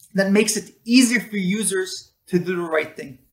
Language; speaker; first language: English; non-native, fluent; Hebrew